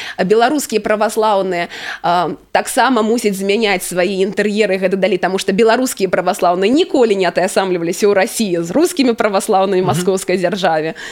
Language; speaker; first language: Belarusian; native; Belarusian